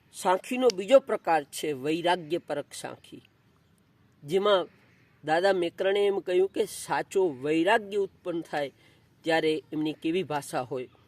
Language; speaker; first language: Gujarati; non-native, local second language; Kachhi